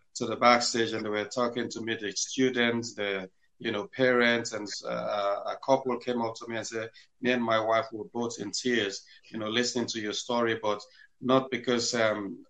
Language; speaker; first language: English; non-native, local second language; Krio